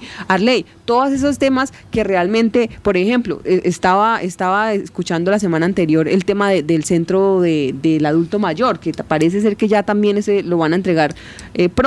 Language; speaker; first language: Spanish; native; Spanish